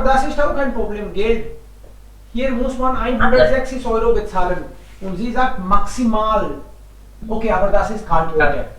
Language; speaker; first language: German; non-native, fluent; Hindi